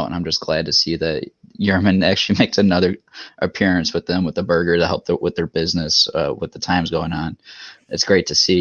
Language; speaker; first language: English; native; English